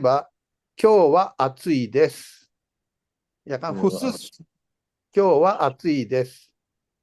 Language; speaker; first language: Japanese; non-native, fluent; Indonesian